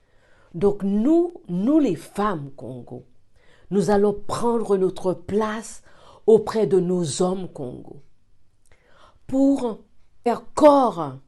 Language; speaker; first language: French; native; French